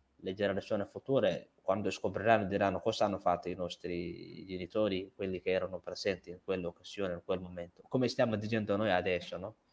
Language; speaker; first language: Italian; non-native, fluent; Somali